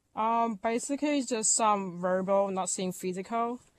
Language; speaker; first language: English; non-native, fluent; Chinese